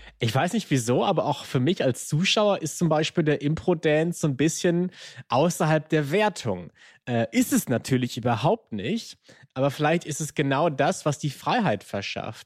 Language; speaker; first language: German; native; German